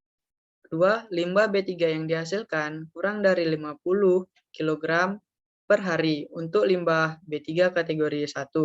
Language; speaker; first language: Indonesian; native; Indonesian